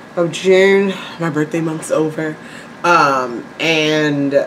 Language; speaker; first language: English; native; English